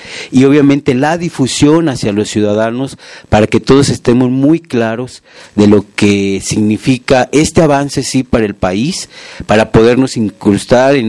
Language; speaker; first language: Spanish; native; Spanish